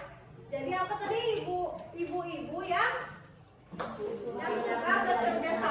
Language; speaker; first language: Indonesian; native; Indonesian